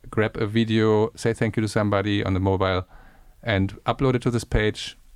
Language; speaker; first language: English; non-native, fluent; German